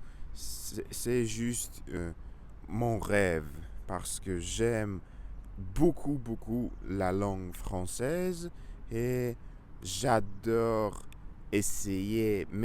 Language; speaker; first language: French; non-native, learner; Russian